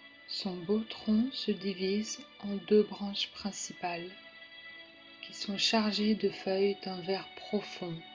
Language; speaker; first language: French; native; French